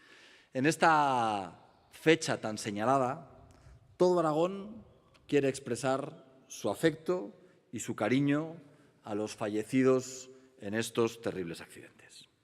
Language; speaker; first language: Spanish; native; Spanish